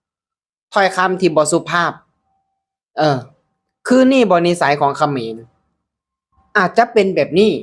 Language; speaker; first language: Thai; non-native, local second language; Lao